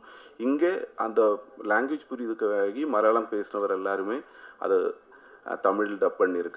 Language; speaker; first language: Tamil; non-native, learner; Malayalam